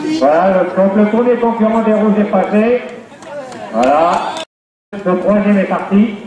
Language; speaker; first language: French; native; French